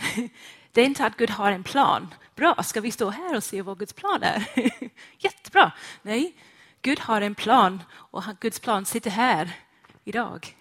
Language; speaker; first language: Swedish; non-native, fluent; English